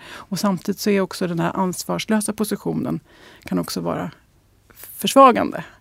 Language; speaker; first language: Swedish; native; Swedish